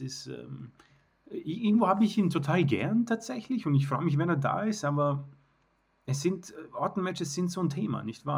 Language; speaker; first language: German; native; German